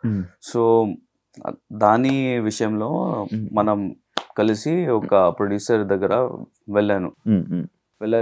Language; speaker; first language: Telugu; non-native, learner; Hindi